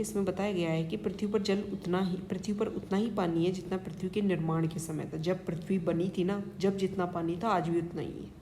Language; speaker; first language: Hindi; native; Hindi